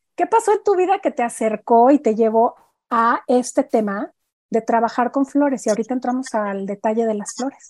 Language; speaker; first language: Spanish; native; Spanish